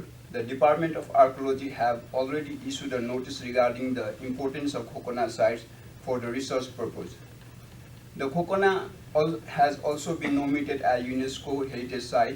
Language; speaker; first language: English; non-native, fluent; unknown